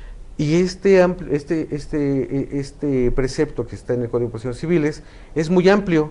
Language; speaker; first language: Spanish; native; Spanish